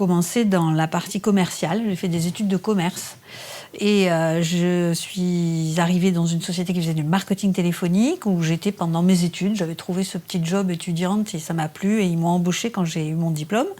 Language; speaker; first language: French; native; French